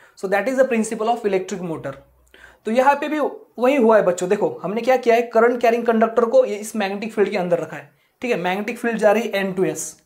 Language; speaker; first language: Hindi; non-native, local second language; Marathi